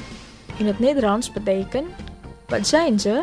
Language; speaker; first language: Dutch; non-native, fluent; Indonesian